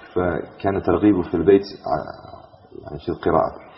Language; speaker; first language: Arabic; non-native, fluent; English